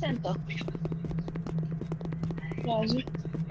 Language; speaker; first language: Filipino; native; Filipino